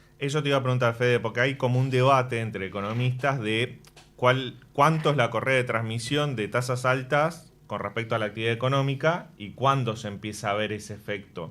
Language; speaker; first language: Spanish; native; Spanish